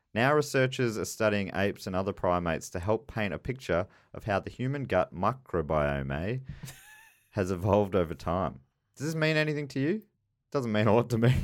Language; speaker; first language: English; early bilingual, other home language; German